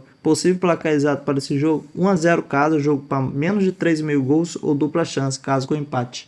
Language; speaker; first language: Portuguese; native; Portuguese